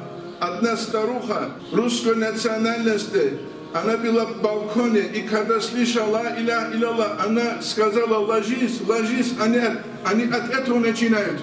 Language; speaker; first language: Russian; non-native, local second language; Avaric